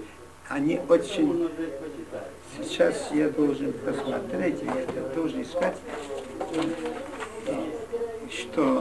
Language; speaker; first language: Russian; non-native, fluent; Yiddish